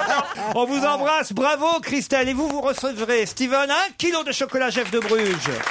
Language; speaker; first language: French; native; French